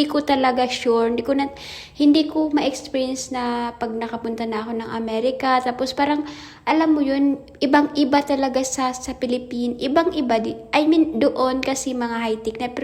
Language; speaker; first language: Filipino; non-native, local second language; Hiligaynon